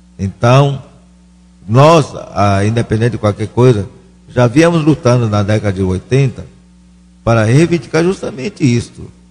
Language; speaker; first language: Portuguese; non-native, local second language; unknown